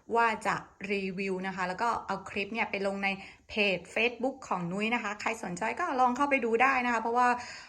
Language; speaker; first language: Thai; native; Thai